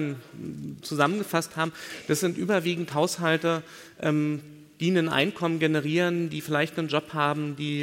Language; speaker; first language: German; native; German